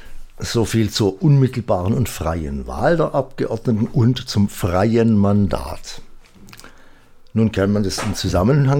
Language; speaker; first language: German; native; German